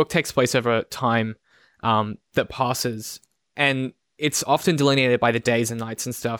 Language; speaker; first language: English; native; English